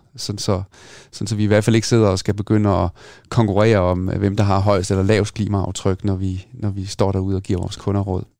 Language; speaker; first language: Danish; native; Danish